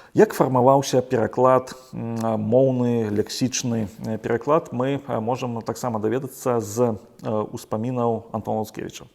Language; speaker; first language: Belarusian; native; Belarusian